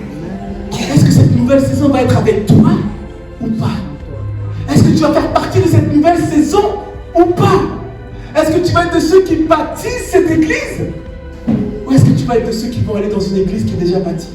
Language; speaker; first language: French; native; French